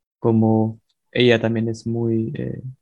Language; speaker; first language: Spanish; early bilingual, heritage; Spanish